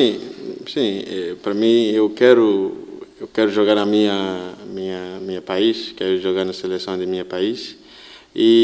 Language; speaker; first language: Portuguese; non-native, learner; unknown